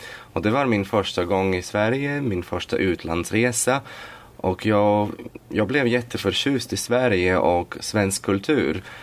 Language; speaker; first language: Swedish; non-native, fluent; Latvian